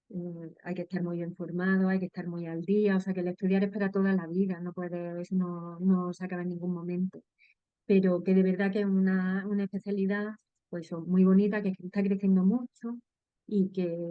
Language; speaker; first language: Spanish; native; Spanish